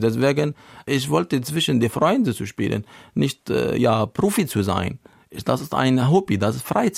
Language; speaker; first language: German; non-native, learner; Arabic